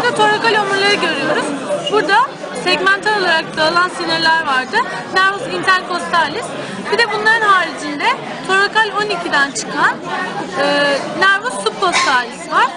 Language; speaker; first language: Turkish; native; Turkish